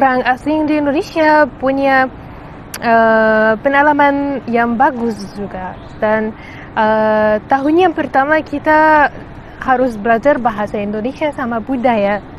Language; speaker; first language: Indonesian; non-native, fluent; Arabic